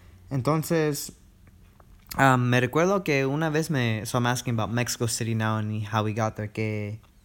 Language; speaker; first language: English; early bilingual, other home language; Spanish